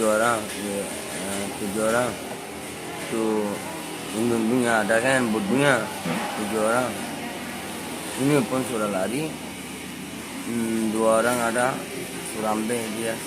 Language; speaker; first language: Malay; non-native, learner; Rohingya